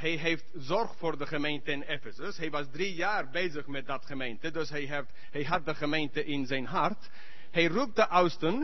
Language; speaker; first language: Dutch; non-native, learner; English